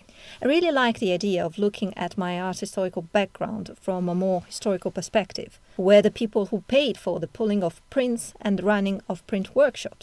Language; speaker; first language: English; non-native, fluent; Italian